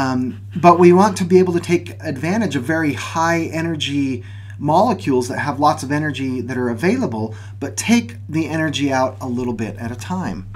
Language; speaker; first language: English; native; English